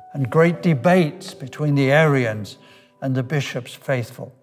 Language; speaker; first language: English; native; English